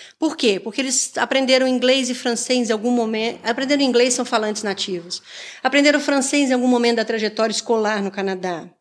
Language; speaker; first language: Portuguese; native; Portuguese